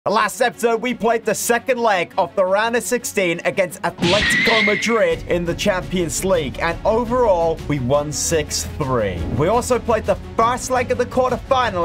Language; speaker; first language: English; native; English